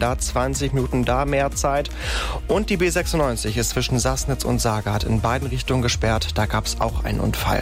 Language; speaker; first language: German; native; German